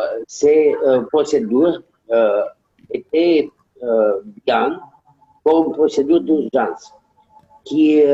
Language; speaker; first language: French; non-native, learner; Romanian